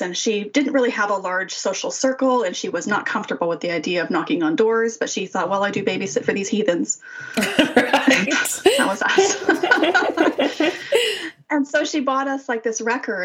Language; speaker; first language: English; native; English